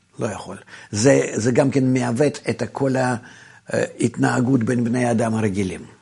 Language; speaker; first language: Hebrew; non-native, fluent; Russian